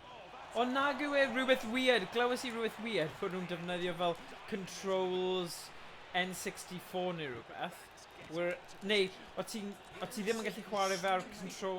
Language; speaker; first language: Welsh; native; Welsh